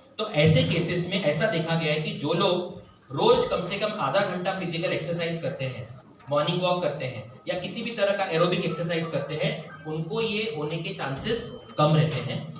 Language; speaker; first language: Hindi; non-native, local second language; Marathi